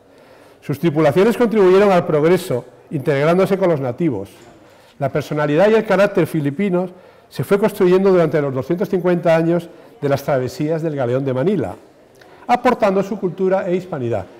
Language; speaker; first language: Spanish; native; Spanish